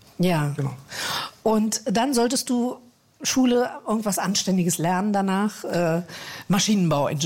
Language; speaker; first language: German; native; German